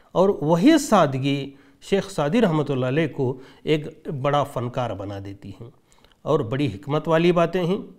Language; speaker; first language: Urdu; native; Urdu